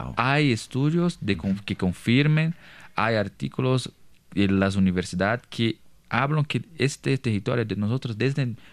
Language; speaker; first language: Spanish; non-native, learner; Portuguese